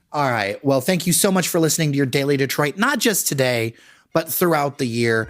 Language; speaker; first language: English; native; English